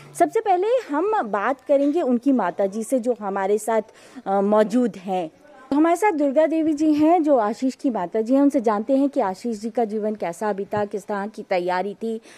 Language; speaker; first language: Hindi; native; Hindi